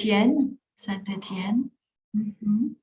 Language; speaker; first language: French; non-native, fluent; Spanish